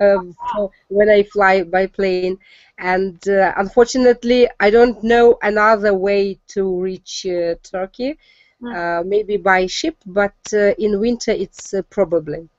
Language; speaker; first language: English; non-native, learner; Russian